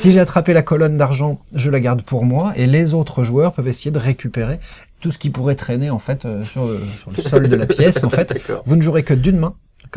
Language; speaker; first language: French; native; French